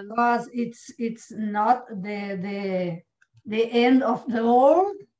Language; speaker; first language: English; non-native, learner; Portuguese